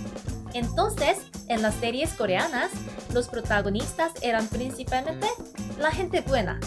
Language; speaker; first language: Spanish; non-native, fluent; Korean